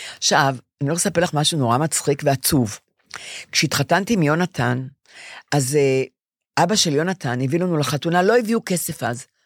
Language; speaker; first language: Hebrew; native; Hebrew